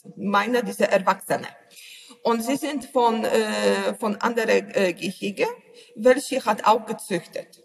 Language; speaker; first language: German; non-native, learner; Polish